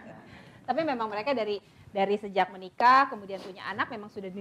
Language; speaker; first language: Indonesian; native; Indonesian